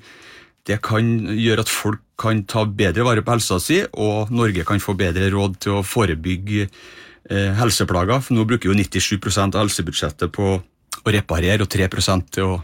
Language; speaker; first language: Norwegian; native; Norwegian